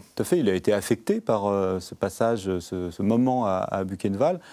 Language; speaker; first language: French; native; French